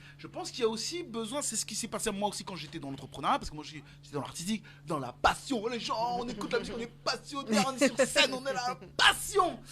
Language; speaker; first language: French; early bilingual, other home language; Lingala